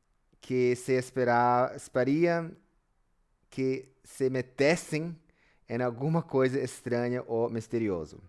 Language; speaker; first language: Portuguese; non-native, fluent; English